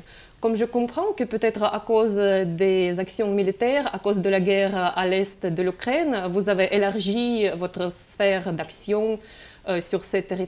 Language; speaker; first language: French; non-native, fluent; Russian